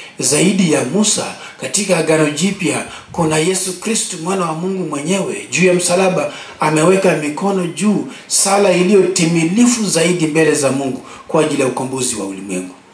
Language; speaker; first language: Swahili; non-native, local second language; Luo (Kenya and Tanzania)